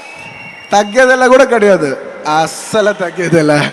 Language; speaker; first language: Tamil; non-native, local second language; Telugu